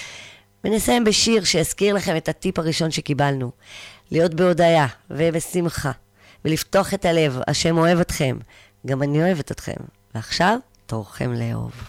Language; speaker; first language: Hebrew; native; Hebrew